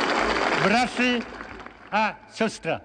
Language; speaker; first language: Slovak; non-native, learner; Vietnamese